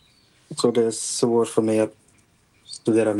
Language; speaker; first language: Swedish; non-native, fluent; Thai